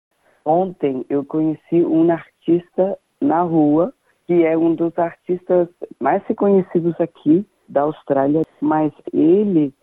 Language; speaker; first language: Portuguese; non-native, fluent; Danish